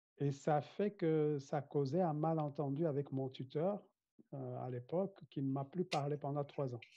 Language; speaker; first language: French; non-native, fluent; Kinyarwanda